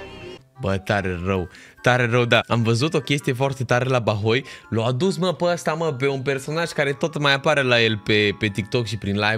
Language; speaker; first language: Romanian; native; Romanian